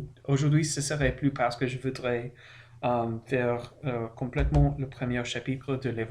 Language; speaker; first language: French; non-native, learner; English